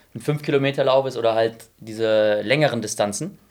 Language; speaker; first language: German; native; German